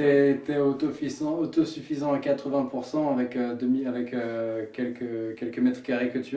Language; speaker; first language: French; native; French